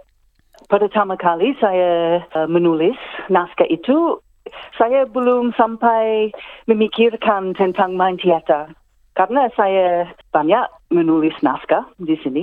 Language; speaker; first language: Indonesian; non-native, fluent; English